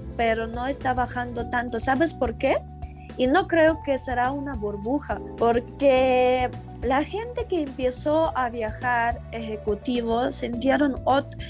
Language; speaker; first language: Spanish; non-native, fluent; Ukrainian